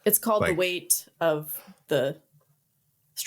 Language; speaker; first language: English; native; English